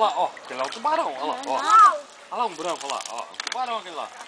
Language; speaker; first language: Portuguese; native; Portuguese